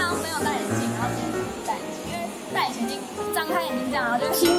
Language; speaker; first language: Chinese; native; Chinese